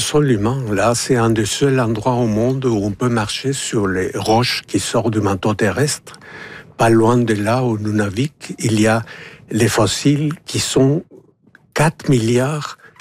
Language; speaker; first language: French; non-native, fluent; Spanish